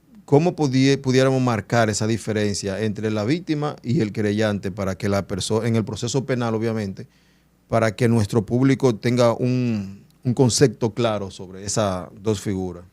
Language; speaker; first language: Spanish; native; Spanish